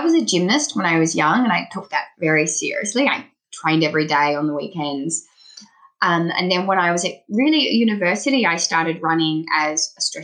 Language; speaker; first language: English; native; English